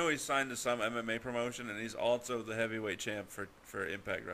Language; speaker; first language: English; native; English